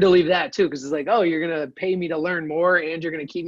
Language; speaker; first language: English; native; English